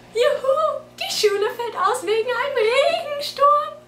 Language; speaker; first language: German; native; German